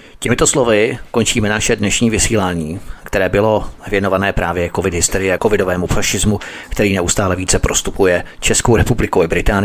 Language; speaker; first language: Czech; native; Czech